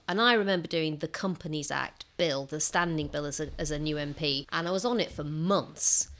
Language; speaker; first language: English; native; English